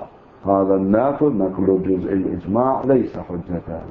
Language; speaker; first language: Arabic; native; Arabic